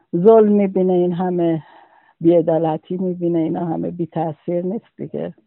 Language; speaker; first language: Persian; native; Persian